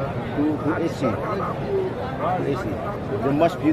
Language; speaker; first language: English; non-native, learner; Indonesian